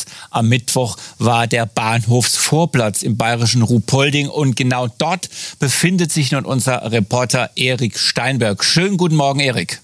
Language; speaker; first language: German; native; German